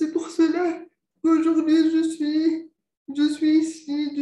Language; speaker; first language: French; non-native, local second language; Arabic